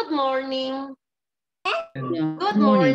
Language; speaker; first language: English; non-native, learner; Spanish